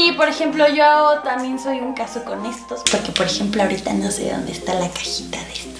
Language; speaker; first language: Spanish; native; Spanish